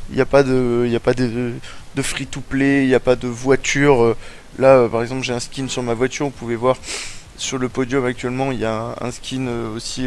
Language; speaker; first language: French; native; French